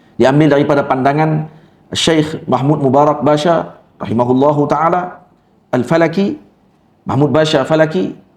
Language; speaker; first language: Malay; native; Malay